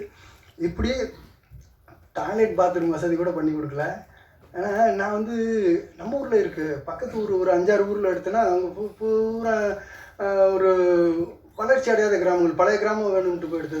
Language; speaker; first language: Tamil; native; Tamil